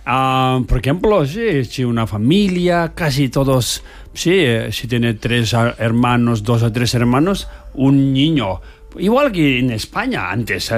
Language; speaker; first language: Spanish; non-native, learner; Tibetan